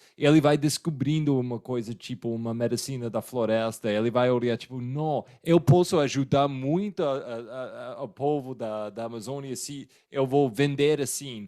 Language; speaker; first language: Portuguese; non-native, fluent; English